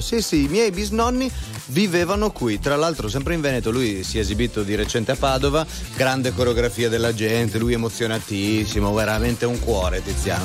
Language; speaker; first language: Italian; native; Italian